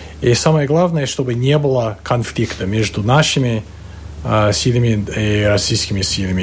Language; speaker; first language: Russian; non-native, fluent; English